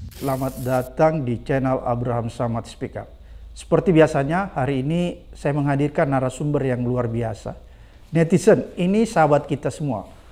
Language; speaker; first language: Indonesian; native; Indonesian